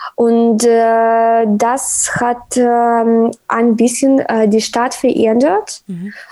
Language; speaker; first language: German; non-native, fluent; Ukrainian